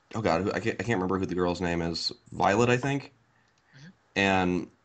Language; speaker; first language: English; native; English